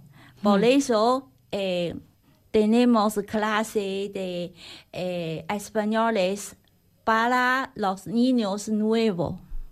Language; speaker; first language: Spanish; non-native, learner; Chinese